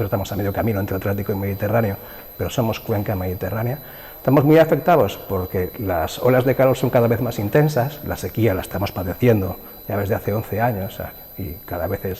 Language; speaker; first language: Spanish; native; Spanish